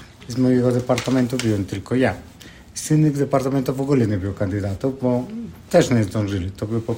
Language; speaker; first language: Polish; non-native, fluent; Spanish